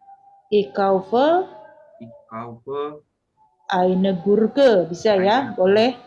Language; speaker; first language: German; non-native, fluent; Indonesian